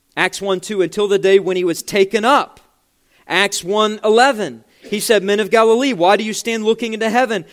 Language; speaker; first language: English; native; English